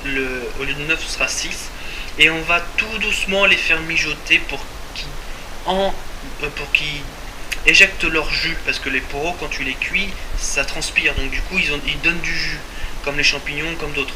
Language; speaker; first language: French; native; French